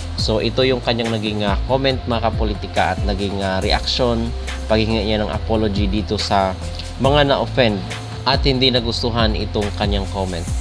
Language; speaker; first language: Filipino; native; Filipino